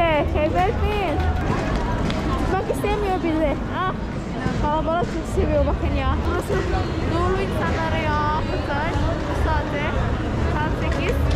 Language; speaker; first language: Turkish; non-native, learner; Indonesian